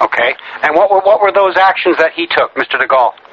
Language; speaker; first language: English; native; English